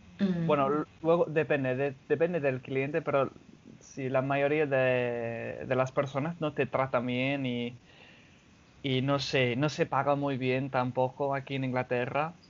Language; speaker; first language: Spanish; non-native, fluent; English